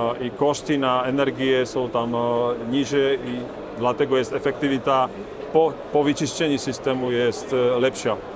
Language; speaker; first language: Polish; non-native, learner; Slovak